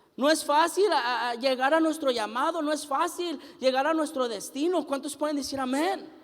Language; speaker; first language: Spanish; early bilingual, heritage; Spanish